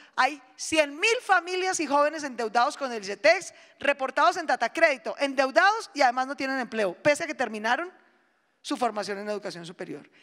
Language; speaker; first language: Spanish; native; Spanish